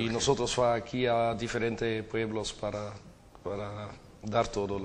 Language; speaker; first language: Spanish; non-native, learner; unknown